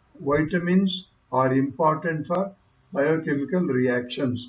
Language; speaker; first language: English; non-native, local second language; Kannada